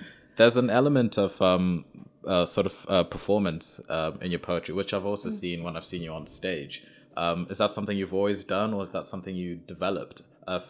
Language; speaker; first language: English; non-native, local second language; Shona